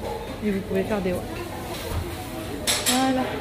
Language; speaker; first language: French; native; French